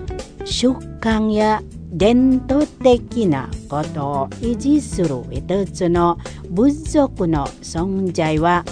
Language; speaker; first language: Japanese; non-native, learner; Indonesian